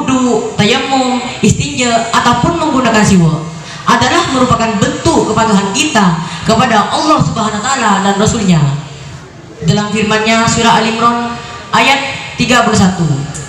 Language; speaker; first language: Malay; non-native, local second language; Madurese